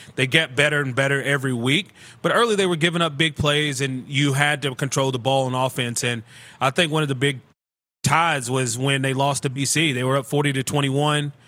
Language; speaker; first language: English; native; English